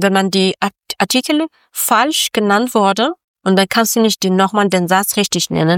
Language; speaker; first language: German; non-native, learner; Persian